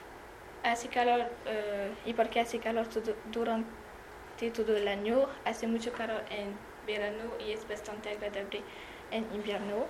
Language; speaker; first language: Spanish; non-native, learner; French